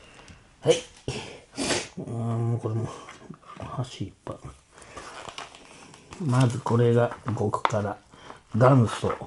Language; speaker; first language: Japanese; native; Japanese